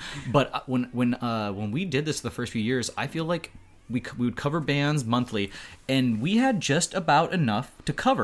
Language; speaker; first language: English; native; English